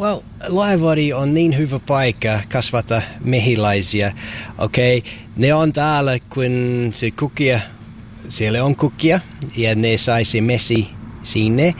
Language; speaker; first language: Finnish; non-native, learner; English